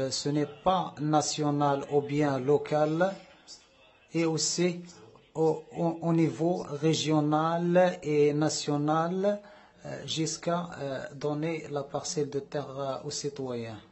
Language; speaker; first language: French; non-native, learner; Arabic